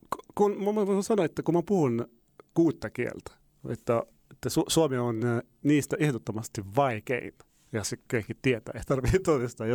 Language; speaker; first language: Finnish; non-native, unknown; Arabic